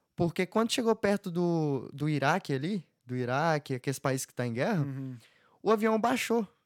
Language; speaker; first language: Portuguese; native; Portuguese